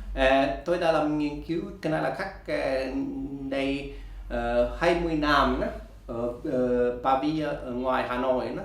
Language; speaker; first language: Vietnamese; non-native, learner; Swedish